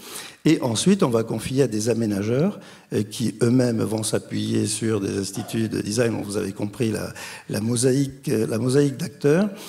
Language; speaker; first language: French; native; French